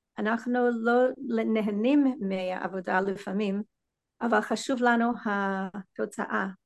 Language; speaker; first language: Hebrew; non-native, fluent; English